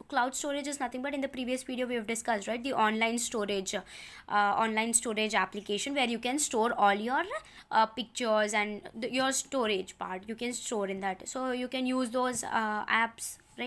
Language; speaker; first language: English; non-native, local second language; Telugu